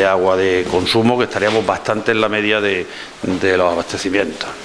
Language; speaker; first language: Spanish; native; Spanish